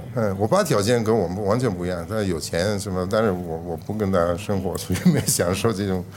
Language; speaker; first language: Chinese; non-native, fluent; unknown